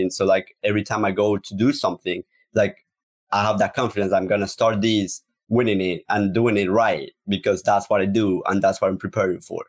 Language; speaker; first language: English; non-native, fluent; Spanish